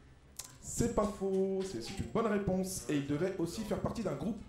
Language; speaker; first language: French; native; French